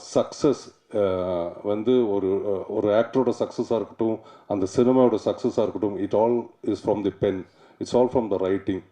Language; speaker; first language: Tamil; native; Tamil